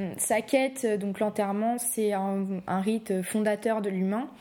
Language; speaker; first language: French; native; French